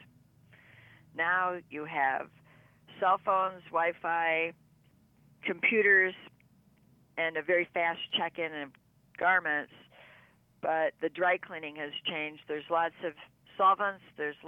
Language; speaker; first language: English; native; English